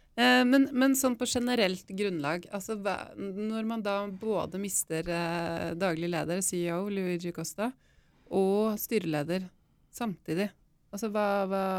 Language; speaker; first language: Norwegian; native; Norwegian